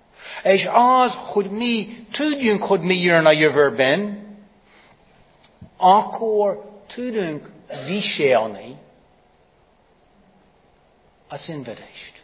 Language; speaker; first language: Hungarian; non-native, fluent; English